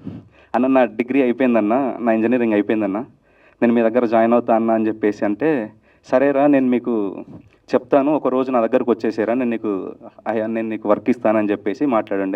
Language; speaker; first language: Telugu; native; Telugu